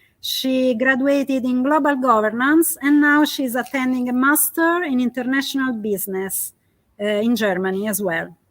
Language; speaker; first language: English; non-native, fluent; Italian